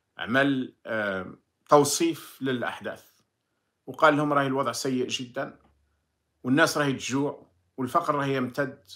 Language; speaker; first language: Arabic; native; Arabic